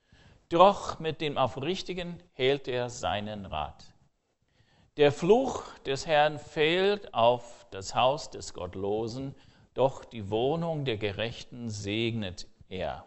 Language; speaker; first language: German; non-native, fluent; English